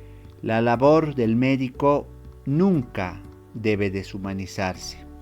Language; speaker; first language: Spanish; native; Spanish